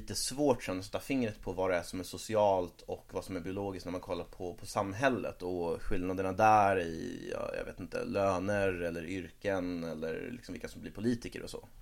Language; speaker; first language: Swedish; native; Swedish